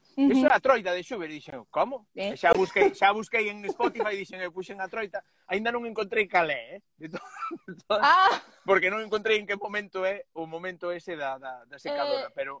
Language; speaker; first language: Galician; non-native, local second language; Spanish